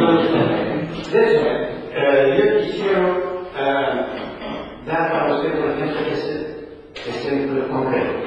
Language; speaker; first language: Spanish; non-native, learner; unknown